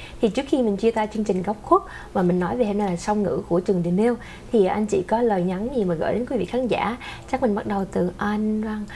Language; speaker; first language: Vietnamese; early bilingual, heritage; Vietnamese